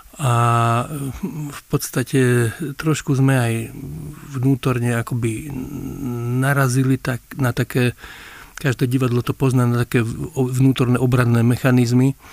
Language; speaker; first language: Slovak; native; Slovak